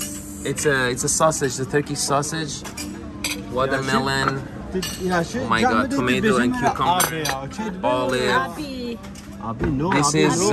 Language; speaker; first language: English; non-native, fluent; Persian